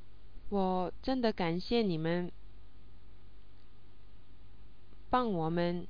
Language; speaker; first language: Chinese; non-native, learner; English